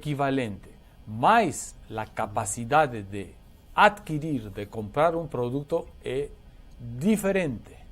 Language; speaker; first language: Portuguese; non-native, learner; Spanish